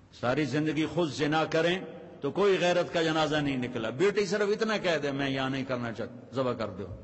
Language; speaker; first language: Urdu; non-native, local second language; Punjabi